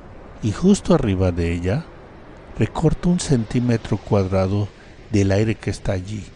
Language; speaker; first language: Spanish; native; Spanish